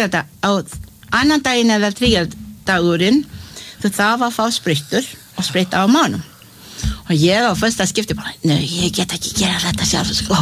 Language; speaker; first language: Icelandic; non-native, learner; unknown